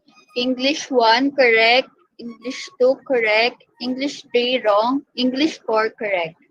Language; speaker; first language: English; non-native, local second language; Filipino